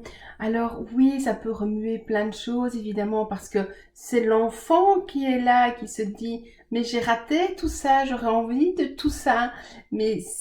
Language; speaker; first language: French; native; French